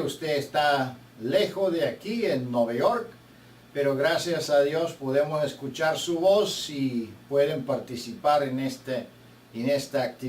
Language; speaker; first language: Spanish; non-native, fluent; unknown